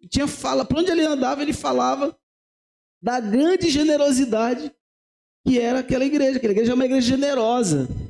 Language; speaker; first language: Portuguese; native; Portuguese